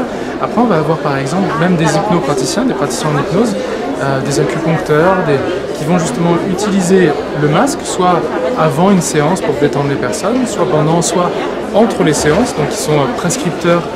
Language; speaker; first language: French; native; French